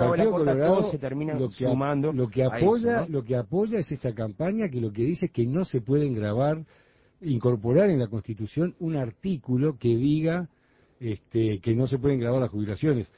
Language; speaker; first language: Spanish; native; Spanish